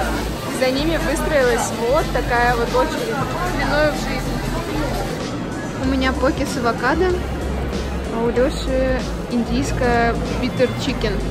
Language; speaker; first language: Russian; native; Russian